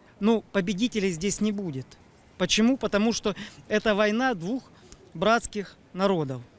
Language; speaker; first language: Russian; native; Russian